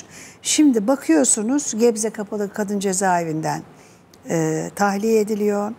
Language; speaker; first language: Turkish; native; Turkish